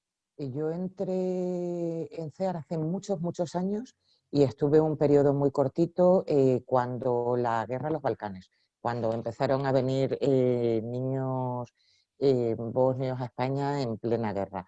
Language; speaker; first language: Spanish; native; Spanish